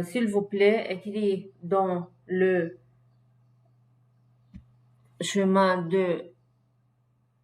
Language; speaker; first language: French; non-native, fluent; Arabic